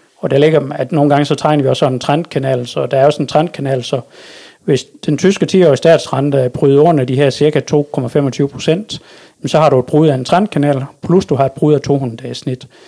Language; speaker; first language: Danish; native; Danish